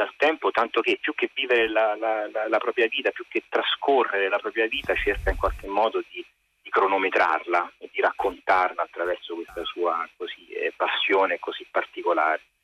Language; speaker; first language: Italian; native; Italian